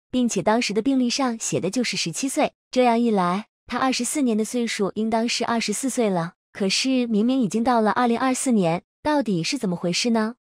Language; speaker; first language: Chinese; native; Chinese